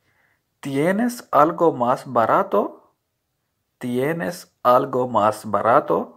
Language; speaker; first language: Spanish; non-native, learner; Urdu